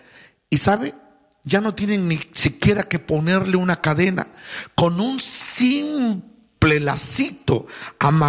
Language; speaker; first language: Spanish; native; Spanish